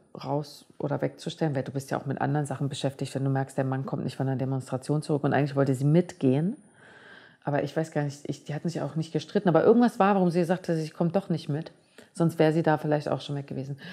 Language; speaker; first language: German; native; German